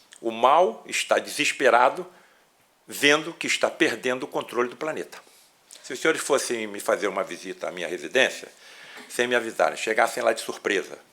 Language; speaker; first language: Portuguese; native; Portuguese